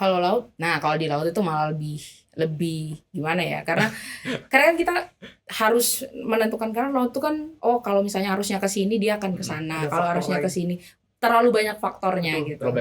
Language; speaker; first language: Indonesian; native; Indonesian